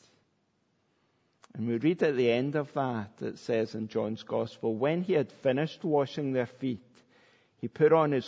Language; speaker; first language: English; native; English